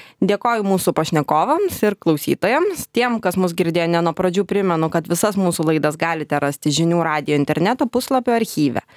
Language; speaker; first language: Lithuanian; native; Lithuanian